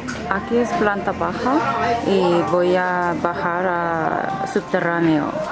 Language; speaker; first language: Spanish; non-native, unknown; Korean